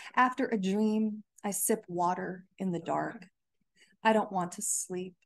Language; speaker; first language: English; native; English